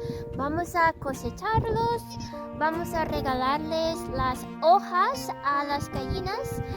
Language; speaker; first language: Spanish; non-native, fluent; English